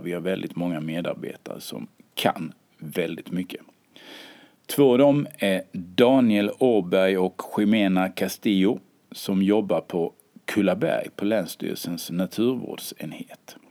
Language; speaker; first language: Swedish; native; Swedish